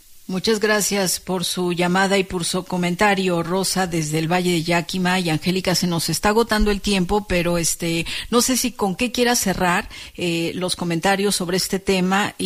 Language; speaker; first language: Spanish; native; Spanish